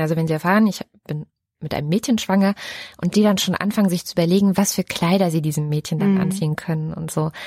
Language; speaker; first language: German; native; German